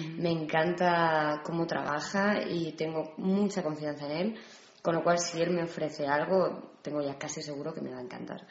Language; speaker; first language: Spanish; native; Spanish